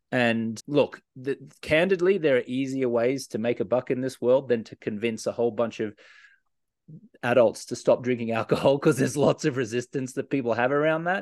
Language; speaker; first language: English; native; English